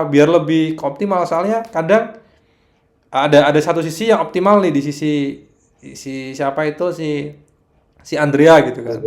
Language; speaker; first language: Indonesian; native; Indonesian